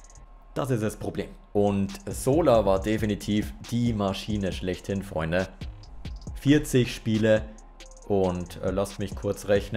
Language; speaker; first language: German; native; German